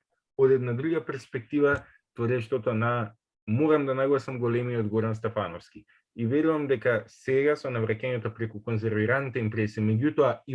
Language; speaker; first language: Macedonian; native; Macedonian